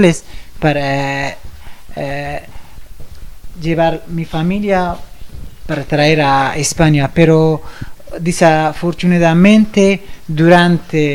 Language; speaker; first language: Spanish; non-native, fluent; Persian